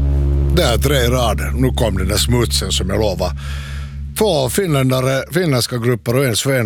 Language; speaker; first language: Swedish; native; Swedish